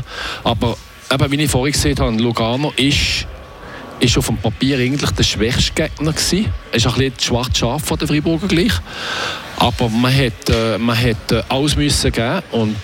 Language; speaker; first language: German; native; German